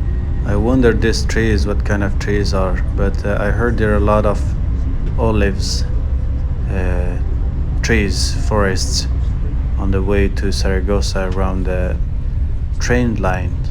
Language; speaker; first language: English; non-native, fluent; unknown